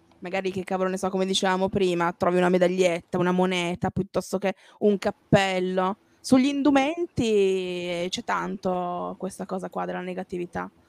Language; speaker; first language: Italian; native; Italian